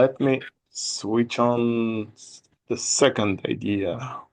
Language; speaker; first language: English; non-native, fluent; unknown